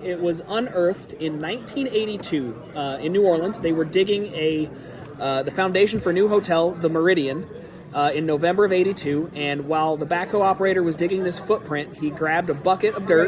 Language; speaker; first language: English; native; English